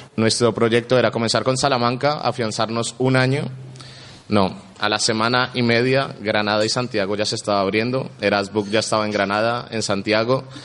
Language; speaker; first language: Spanish; native; Spanish